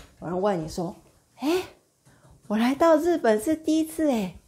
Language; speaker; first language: Chinese; non-native, fluent; Japanese